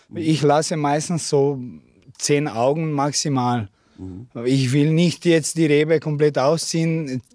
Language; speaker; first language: German; non-native, learner; Slovenian